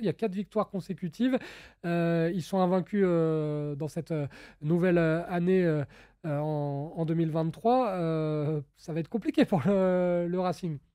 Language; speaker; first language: French; native; French